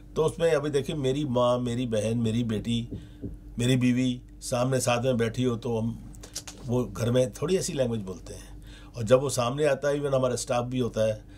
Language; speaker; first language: Hindi; native; Hindi